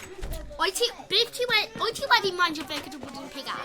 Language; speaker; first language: Welsh; non-native, local second language; English